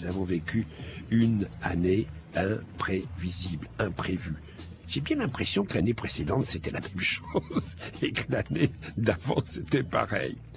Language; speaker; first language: French; native; French